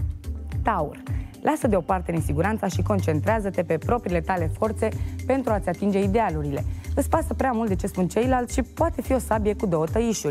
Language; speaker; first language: Romanian; native; Romanian